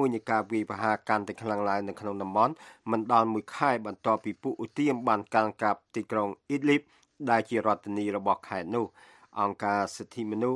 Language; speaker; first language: Khmer; native; Khmer